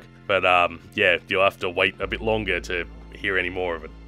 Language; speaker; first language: English; native; English